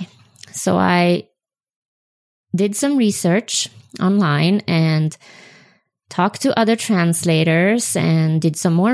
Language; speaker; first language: English; non-native, fluent; Swedish